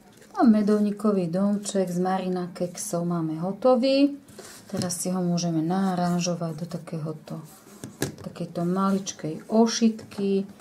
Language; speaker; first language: Slovak; native; Slovak